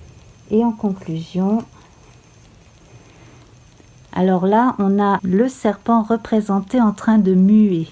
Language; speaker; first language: French; native; French